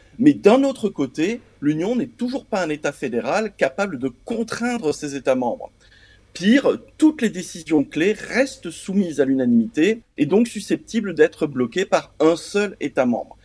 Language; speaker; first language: French; native; French